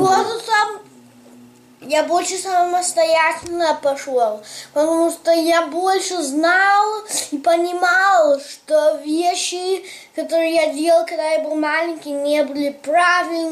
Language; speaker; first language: Russian; early bilingual, heritage; English